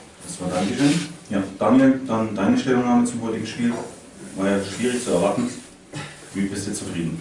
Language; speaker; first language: German; native; German